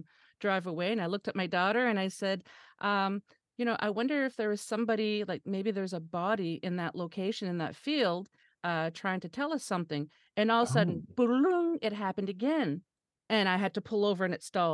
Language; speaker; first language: English; non-native, fluent; French